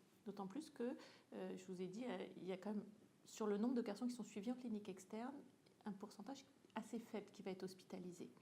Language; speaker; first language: French; native; French